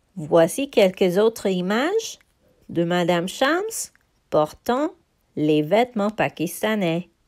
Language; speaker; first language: French; non-native, fluent; Urdu